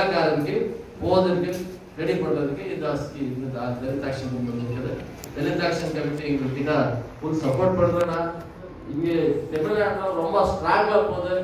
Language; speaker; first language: Tamil; non-native, learner; Kannada